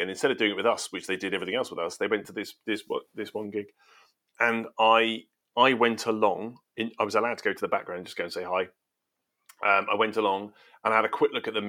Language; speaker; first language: English; native; English